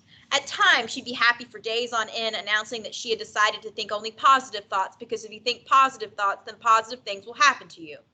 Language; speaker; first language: English; native; English